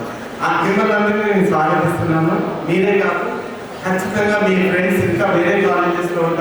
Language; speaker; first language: Telugu; native; Telugu